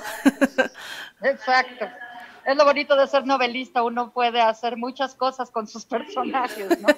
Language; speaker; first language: Spanish; native; Spanish